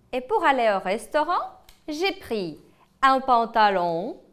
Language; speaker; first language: French; non-native, fluent; Ukrainian